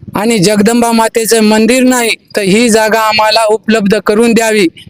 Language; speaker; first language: Marathi; non-native, local second language; Lambadi